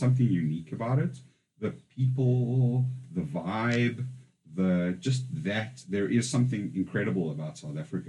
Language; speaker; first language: English; native; English